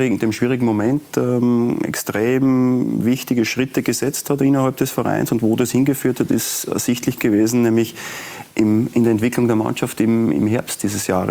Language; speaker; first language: German; native; German